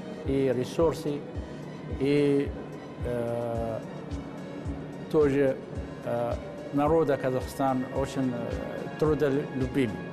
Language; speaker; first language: Russian; non-native, learner; Arabic